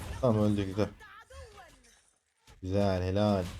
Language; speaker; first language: Turkish; native; Turkish